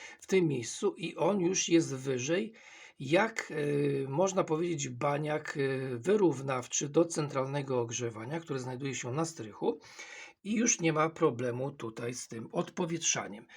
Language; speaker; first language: Polish; native; Polish